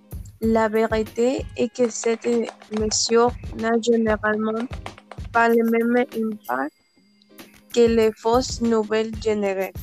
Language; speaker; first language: French; non-native, learner; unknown